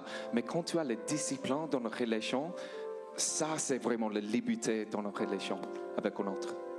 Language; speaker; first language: French; non-native, learner; English